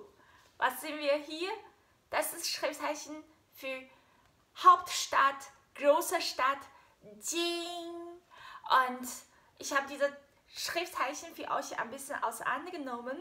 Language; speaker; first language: German; non-native, fluent; Chinese